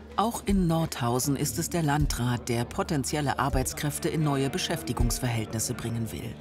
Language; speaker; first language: German; native; German